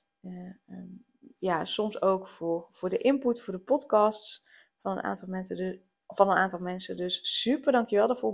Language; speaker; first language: Dutch; native; Dutch